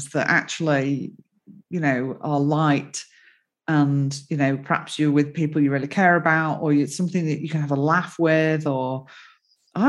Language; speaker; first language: English; native; English